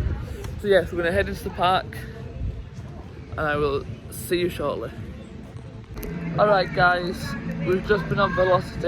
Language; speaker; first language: English; native; English